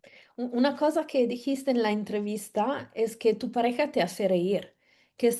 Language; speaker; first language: Spanish; non-native, fluent; Italian